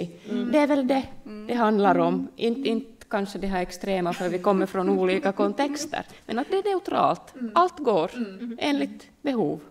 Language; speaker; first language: Swedish; non-native, local second language; Finnish